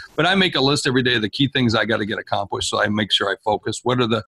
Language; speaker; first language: English; native; English